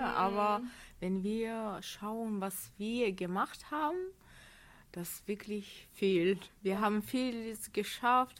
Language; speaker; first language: German; non-native, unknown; Azerbaijani